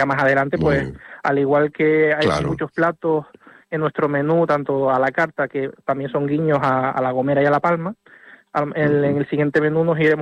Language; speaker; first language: Spanish; native; Spanish